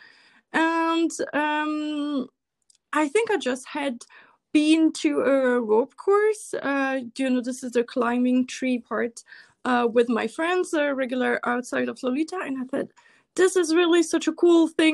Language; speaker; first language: English; non-native, fluent; French